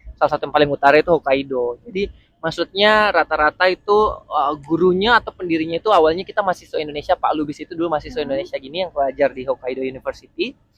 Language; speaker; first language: Indonesian; native; Indonesian